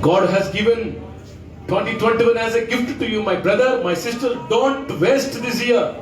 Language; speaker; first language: English; non-native, local second language; Telugu